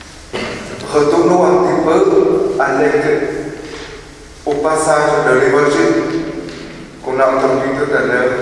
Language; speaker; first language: French; non-native, fluent; Vietnamese